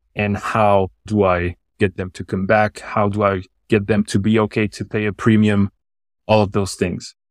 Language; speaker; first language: English; non-native, fluent; German